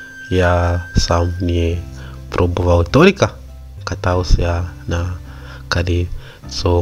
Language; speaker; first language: Russian; non-native, learner; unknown